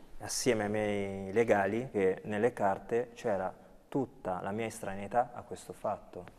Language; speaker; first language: Italian; early bilingual, other home language; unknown